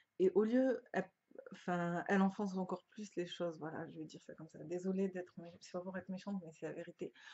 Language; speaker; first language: French; early bilingual, other home language; Lingala